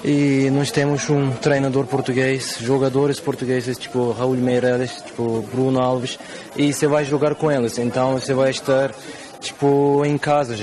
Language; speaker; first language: Portuguese; non-native, fluent; Turkish